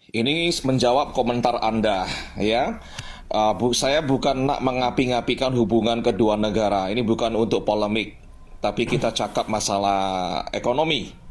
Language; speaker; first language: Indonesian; native; Indonesian